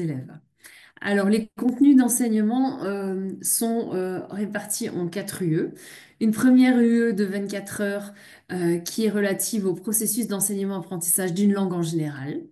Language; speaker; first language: French; native; French